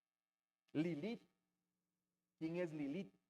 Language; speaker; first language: Spanish; native; Spanish